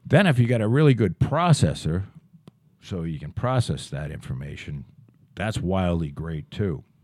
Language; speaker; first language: English; native; English